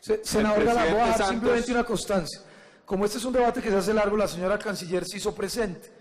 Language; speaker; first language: Spanish; native; Spanish